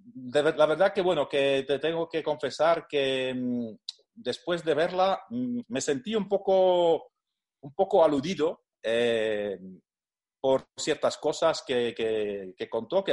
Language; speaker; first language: Spanish; non-native, fluent; Dutch